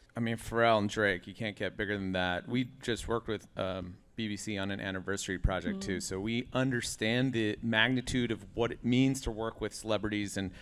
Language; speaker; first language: English; native; English